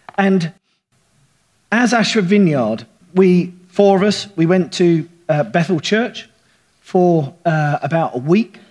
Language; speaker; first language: English; native; English